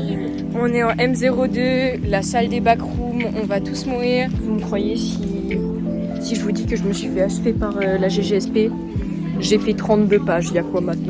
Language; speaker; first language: French; native; French